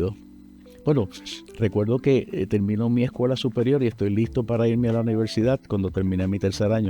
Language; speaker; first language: Spanish; native; Spanish